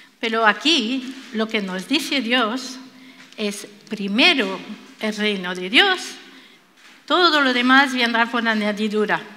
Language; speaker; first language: Spanish; non-native, fluent; French